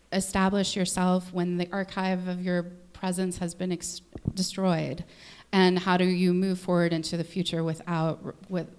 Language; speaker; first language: English; native; English